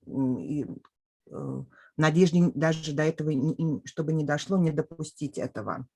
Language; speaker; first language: Russian; native; Russian